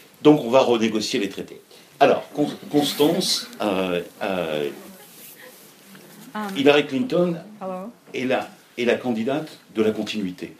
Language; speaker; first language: French; native; French